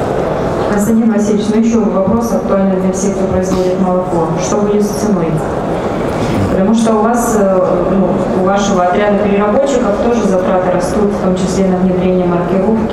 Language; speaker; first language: Russian; native; Russian